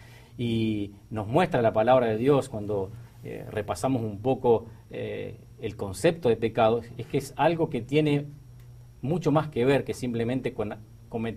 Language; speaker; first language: Spanish; native; Spanish